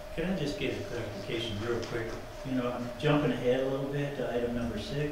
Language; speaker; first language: English; native; English